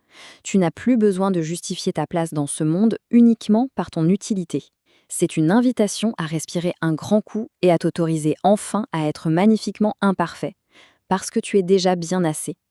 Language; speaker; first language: French; native; French